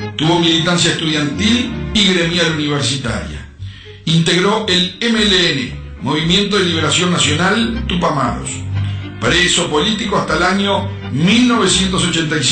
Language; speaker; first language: Spanish; native; Spanish